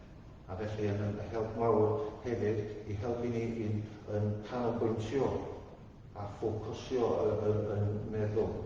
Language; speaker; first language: Welsh; non-native, fluent; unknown